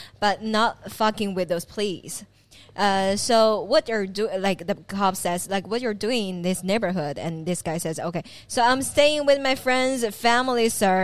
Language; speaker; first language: English; non-native, fluent; Chinese